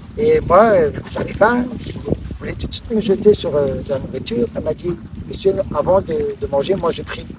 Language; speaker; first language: French; non-native, local second language; Arabic